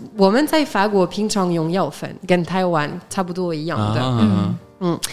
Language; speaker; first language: Chinese; non-native, fluent; French